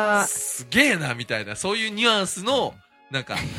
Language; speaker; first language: Japanese; native; Japanese